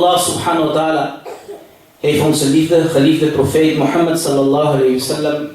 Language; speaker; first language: Dutch; early bilingual, other home language; Urdu